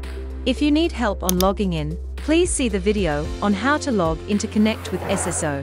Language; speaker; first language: English; native; English